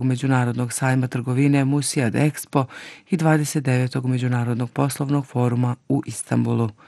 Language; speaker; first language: Serbian; native; Serbian